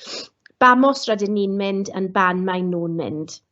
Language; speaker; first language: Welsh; non-native, local second language; English